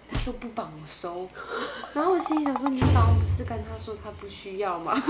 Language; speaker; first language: Chinese; non-native, fluent; French